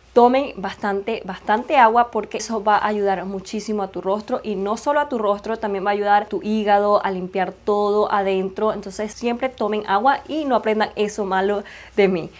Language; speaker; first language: Spanish; non-native, fluent; Chinese